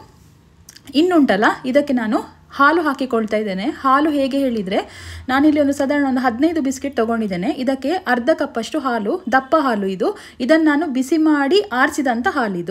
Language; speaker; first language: Kannada; native; Kannada